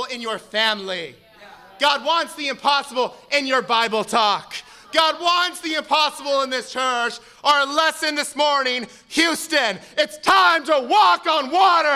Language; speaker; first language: English; native; English